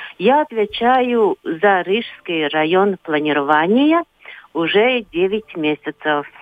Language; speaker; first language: Russian; non-native, local second language; Latvian